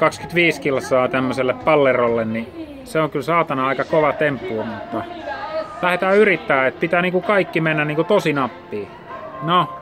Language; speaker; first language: Finnish; native; Finnish